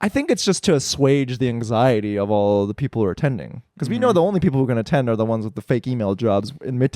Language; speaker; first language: English; native; English